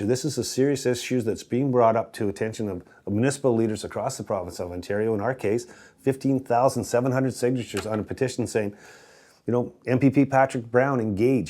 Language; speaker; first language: English; native; English